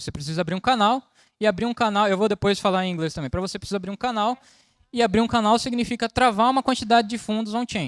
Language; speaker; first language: Portuguese; native; Portuguese